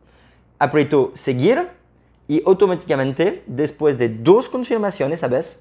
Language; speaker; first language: Spanish; non-native, fluent; French